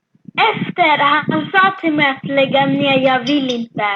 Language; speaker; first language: Swedish; early bilingual, other home language; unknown